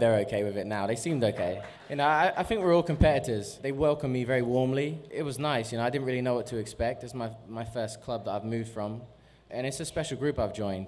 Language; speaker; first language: English; native; English